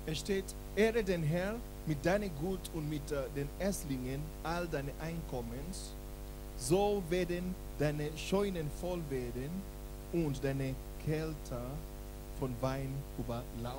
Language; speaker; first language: German; non-native, learner; English